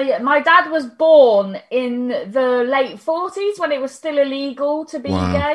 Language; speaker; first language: English; native; English